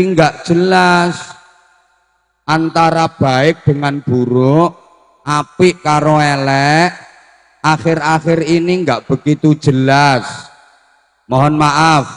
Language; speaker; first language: Indonesian; non-native, local second language; Javanese